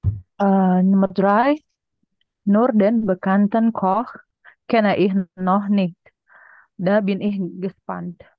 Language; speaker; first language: German; non-native, learner; Indonesian